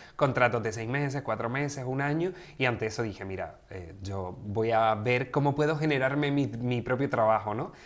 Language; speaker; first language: Spanish; native; Spanish